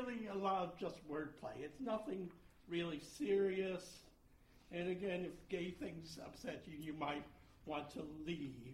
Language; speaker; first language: English; native; English